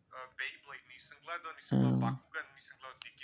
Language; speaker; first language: Bosnian; native; Bosnian